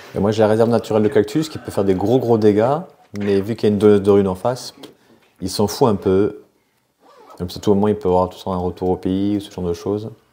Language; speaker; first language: French; native; French